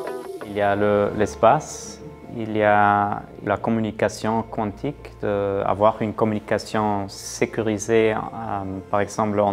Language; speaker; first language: French; non-native, fluent; German